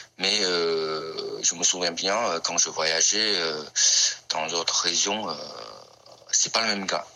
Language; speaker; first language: French; non-native, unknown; Chinese